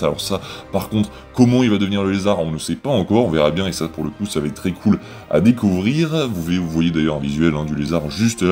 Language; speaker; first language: French; native; French